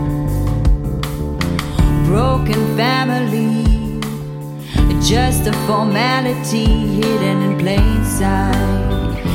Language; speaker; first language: English; native; English